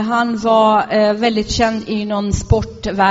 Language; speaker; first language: Swedish; non-native, fluent; Arabic